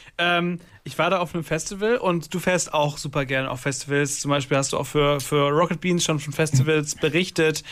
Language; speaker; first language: German; native; German